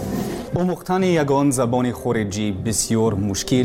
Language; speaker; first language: Persian; non-native, learner; English